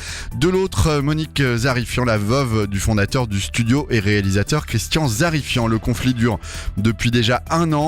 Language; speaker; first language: French; native; French